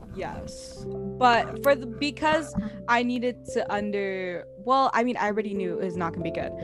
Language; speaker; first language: English; early bilingual, other home language; Filipino